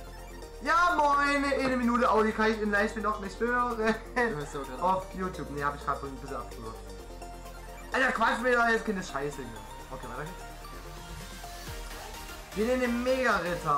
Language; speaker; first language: German; native; German